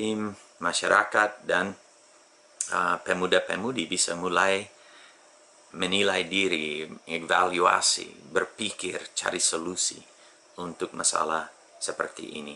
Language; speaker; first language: Indonesian; non-native, fluent; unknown